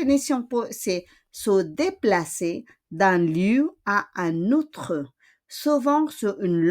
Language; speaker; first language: French; non-native, fluent; Filipino